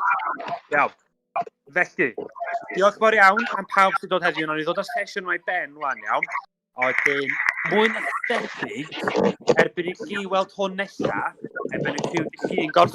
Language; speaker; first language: Welsh; native; Welsh